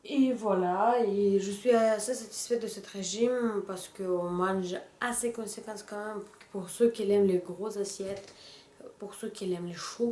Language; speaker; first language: French; non-native, fluent; Russian